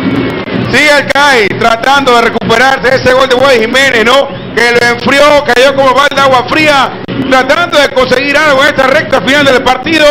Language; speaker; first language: Spanish; native; Spanish